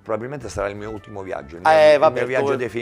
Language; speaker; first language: Italian; native; Italian